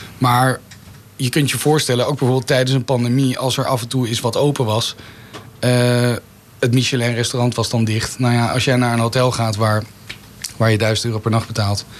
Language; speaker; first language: Dutch; native; Dutch